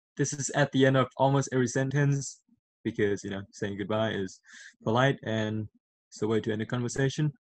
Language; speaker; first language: English; non-native, fluent; Thai